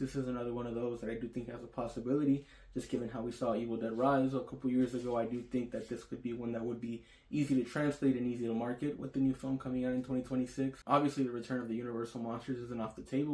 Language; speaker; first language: English; native; English